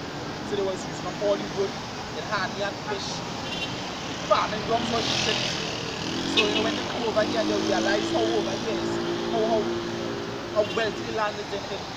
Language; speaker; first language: English; native; English